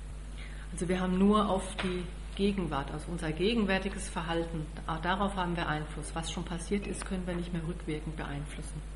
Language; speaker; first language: German; native; German